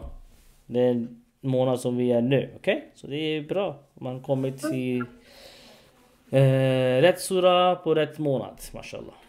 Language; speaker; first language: Swedish; non-native, fluent; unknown